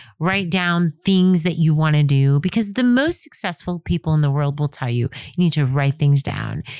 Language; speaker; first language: English; native; English